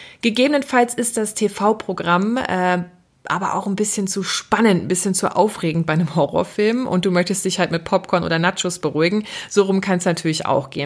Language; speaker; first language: German; native; German